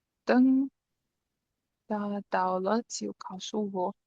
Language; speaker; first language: Chinese; non-native, learner; English